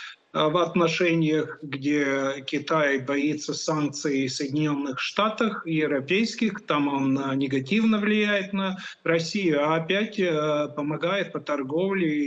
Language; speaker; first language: Russian; non-native, local second language; Latvian